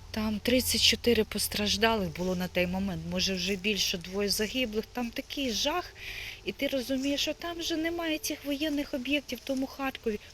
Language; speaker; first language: Ukrainian; native; Ukrainian